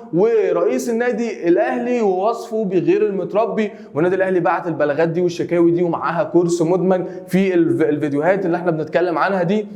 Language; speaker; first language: Arabic; native; Arabic